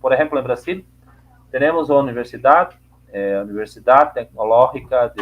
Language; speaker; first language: Spanish; non-native, learner; Portuguese